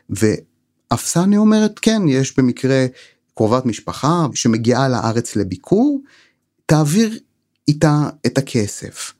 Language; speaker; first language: Hebrew; native; Hebrew